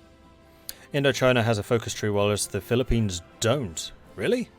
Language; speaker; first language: English; native; English